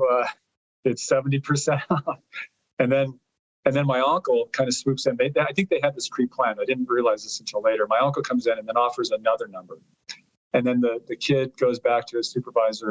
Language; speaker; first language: English; early bilingual, other home language; Italian